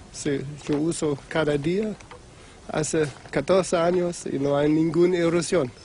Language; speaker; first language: Spanish; non-native, fluent; German